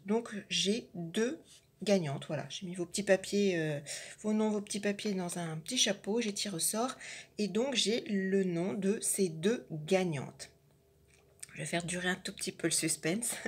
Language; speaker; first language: French; native; French